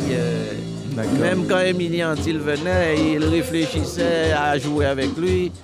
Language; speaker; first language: French; native; French